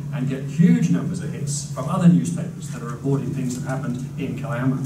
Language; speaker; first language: English; native; English